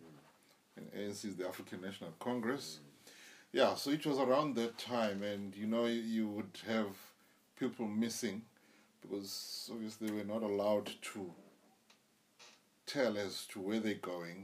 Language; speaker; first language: English; non-native, local second language; Zulu